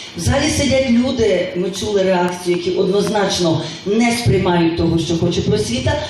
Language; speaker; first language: Ukrainian; native; Ukrainian